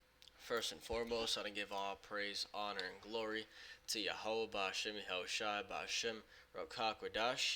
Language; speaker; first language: English; native; English